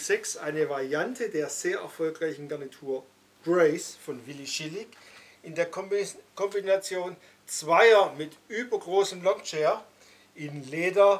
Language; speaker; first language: German; native; German